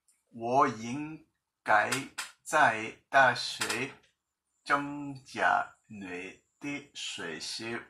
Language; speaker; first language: Chinese; non-native, learner; English